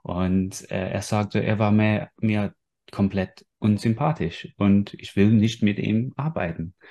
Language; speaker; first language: German; non-native, fluent; English